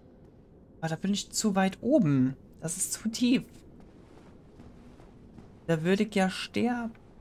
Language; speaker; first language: German; native; German